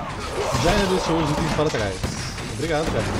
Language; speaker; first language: Portuguese; native; Portuguese